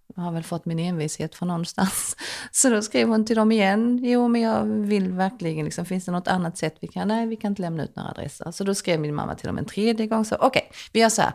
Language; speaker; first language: Swedish; early bilingual, other home language; Korean